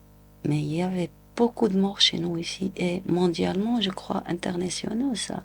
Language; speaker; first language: French; non-native, local second language; Arabic